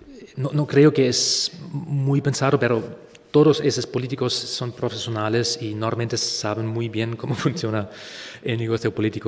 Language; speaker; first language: Spanish; non-native, fluent; German